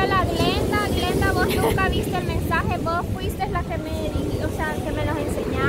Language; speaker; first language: Spanish; native; Spanish